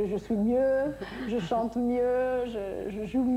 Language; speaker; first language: French; non-native, fluent; English